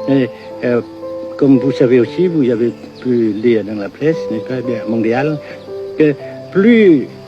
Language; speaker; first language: French; non-native, local second language; Vietnamese